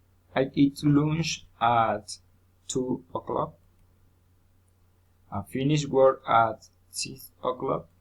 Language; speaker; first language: English; non-native, learner; Spanish